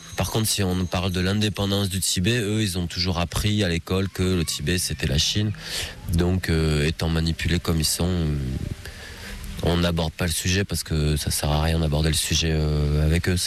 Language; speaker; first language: French; native; French